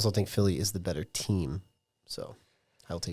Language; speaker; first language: English; native; English